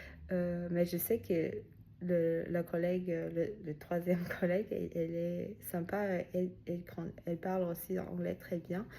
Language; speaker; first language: French; non-native, learner; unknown